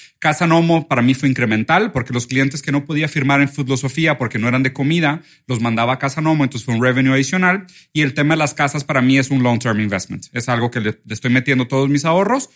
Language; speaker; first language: Spanish; early bilingual, other home language; Portuguese